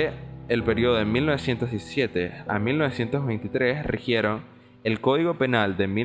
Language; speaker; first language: Spanish; native; Spanish